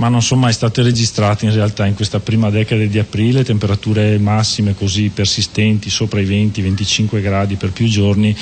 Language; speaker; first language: Italian; native; Italian